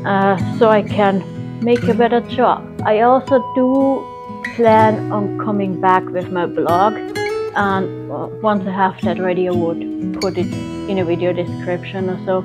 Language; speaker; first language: English; non-native, fluent; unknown